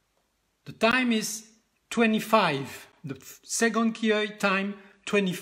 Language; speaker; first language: English; non-native, learner; French